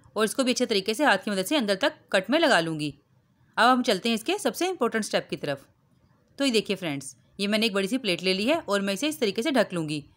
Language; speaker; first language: Urdu; native; Urdu